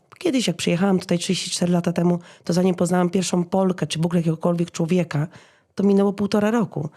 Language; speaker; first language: Polish; native; Polish